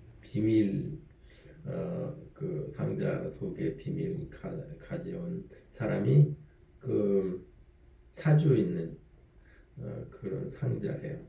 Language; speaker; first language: Korean; early bilingual, heritage; French